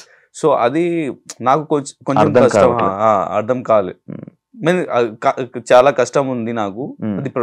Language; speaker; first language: Telugu; non-native, learner; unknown